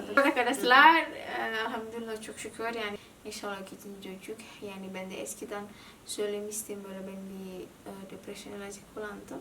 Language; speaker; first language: Turkish; non-native, learner; Indonesian